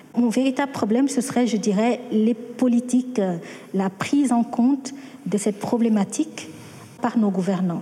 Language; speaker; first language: French; non-native, local second language; Wolof